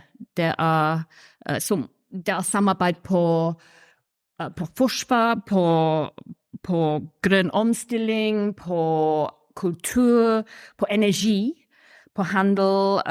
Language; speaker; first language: Norwegian; non-native, fluent; English